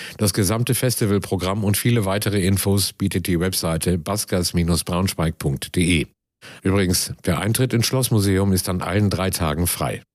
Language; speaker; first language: German; native; German